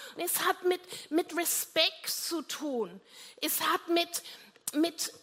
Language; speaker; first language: German; non-native, fluent; English